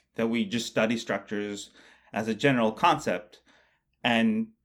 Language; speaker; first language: English; non-native, local second language; Bangla